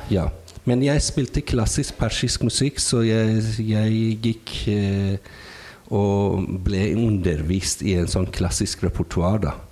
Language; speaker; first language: Norwegian; non-native, fluent; Persian